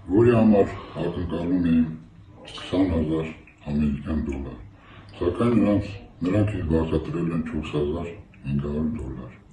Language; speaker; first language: Armenian; native; Armenian